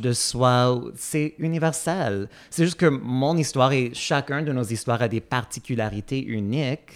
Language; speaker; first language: French; non-native, fluent; English